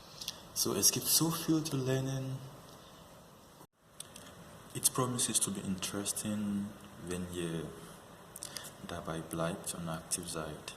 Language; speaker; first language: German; non-native, fluent; Yoruba